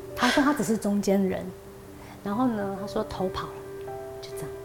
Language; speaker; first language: Chinese; early bilingual, heritage; Spanish